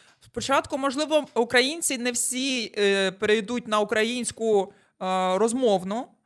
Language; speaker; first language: Ukrainian; non-native, local second language; Russian